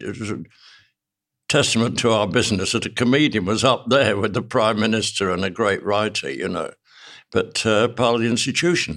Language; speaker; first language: English; native; English